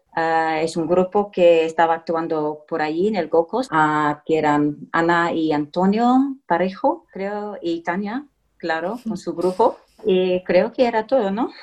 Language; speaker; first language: Spanish; non-native, fluent; English